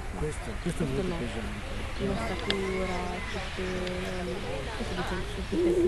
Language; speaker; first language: Italian; non-native, learner; Hungarian